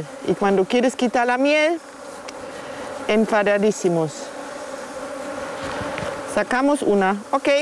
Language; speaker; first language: Spanish; non-native, fluent; German